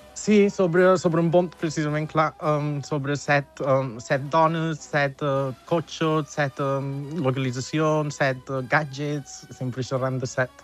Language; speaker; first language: Catalan; native; Catalan